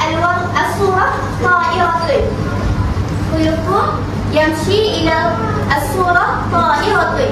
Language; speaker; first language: Arabic; non-native, learner; Malay